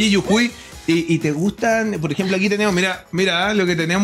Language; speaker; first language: Spanish; native; Spanish